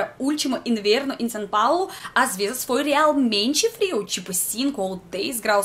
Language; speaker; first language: Portuguese; non-native, learner; Russian